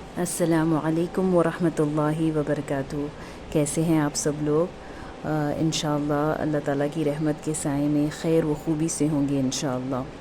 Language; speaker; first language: Urdu; native; Urdu